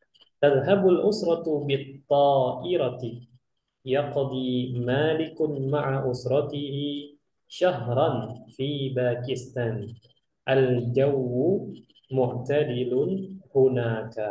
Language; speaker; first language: Arabic; non-native, fluent; Indonesian